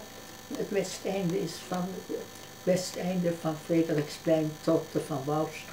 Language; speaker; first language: Hebrew; non-native, fluent; Dutch